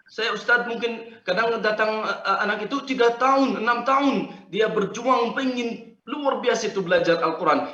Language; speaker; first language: Indonesian; non-native, fluent; Arabic